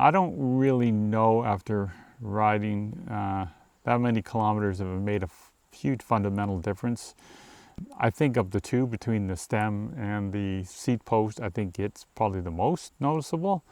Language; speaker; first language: English; native; English